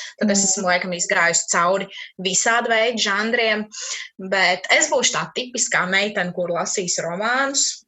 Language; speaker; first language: Latvian; native; Latvian